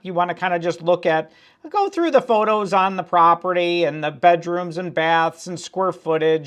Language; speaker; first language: English; native; English